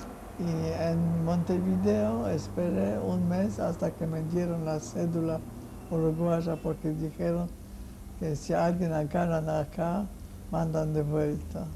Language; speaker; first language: Spanish; non-native, fluent; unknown